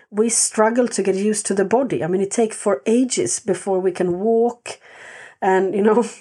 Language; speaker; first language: English; non-native, fluent; Swedish